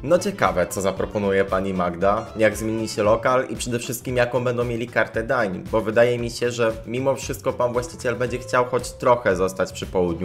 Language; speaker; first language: Polish; native; Polish